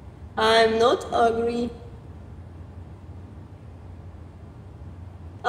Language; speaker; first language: English; non-native, learner; Romanian